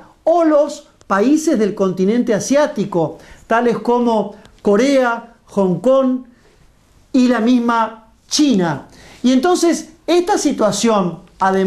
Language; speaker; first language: Spanish; native; Spanish